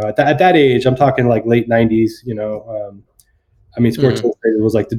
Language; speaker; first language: English; native; English